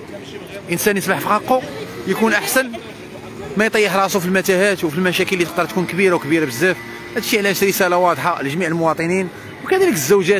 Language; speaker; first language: Arabic; native; Arabic